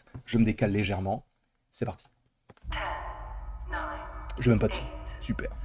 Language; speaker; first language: French; native; French